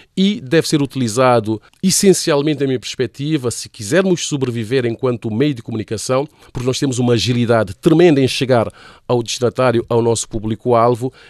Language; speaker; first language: Portuguese; non-native, local second language; Kabuverdianu